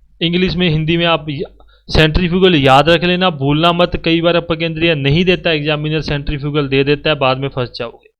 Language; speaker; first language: Hindi; native; Hindi